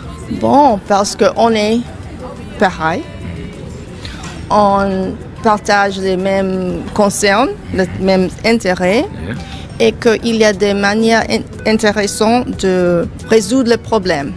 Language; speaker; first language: French; non-native, fluent; English